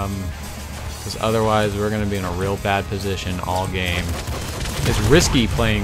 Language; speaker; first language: English; native; English